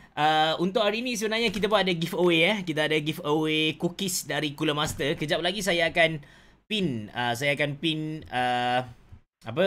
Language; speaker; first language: Malay; native; Malay